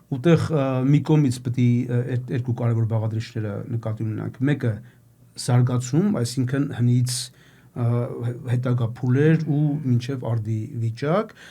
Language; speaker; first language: Armenian; native; Armenian